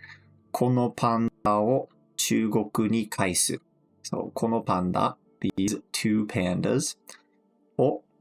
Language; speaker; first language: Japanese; non-native, fluent; English